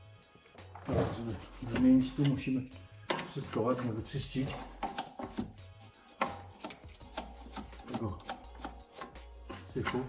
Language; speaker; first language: Polish; native; Polish